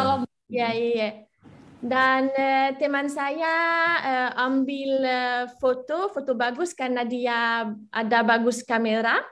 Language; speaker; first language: Indonesian; non-native, learner; French